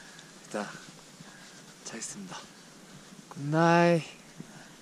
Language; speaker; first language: Korean; native; Korean